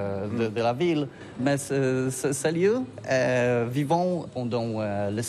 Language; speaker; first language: French; non-native, learner; Polish